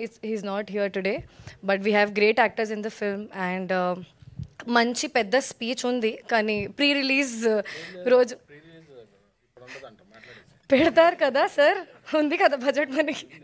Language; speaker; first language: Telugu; non-native, learner; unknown